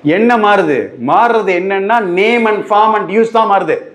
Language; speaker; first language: Tamil; native; Tamil